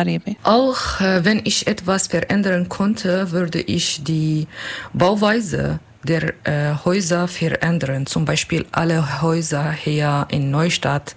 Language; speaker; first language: German; non-native, learner; Kurdish